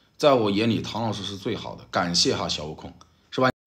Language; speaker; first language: Chinese; native; Chinese